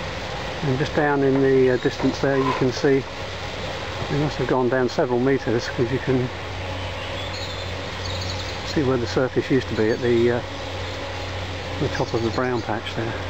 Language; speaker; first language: English; native; English